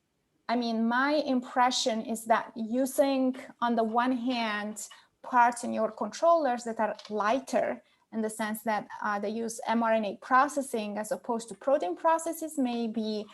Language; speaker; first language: English; non-native, fluent; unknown